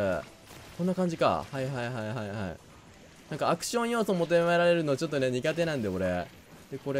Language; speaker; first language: Japanese; native; Japanese